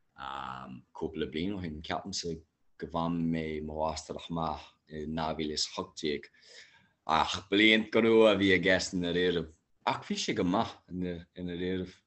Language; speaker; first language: Irish; non-native, local second language; English